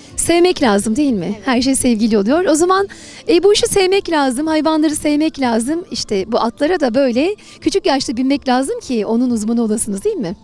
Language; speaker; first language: Turkish; native; Turkish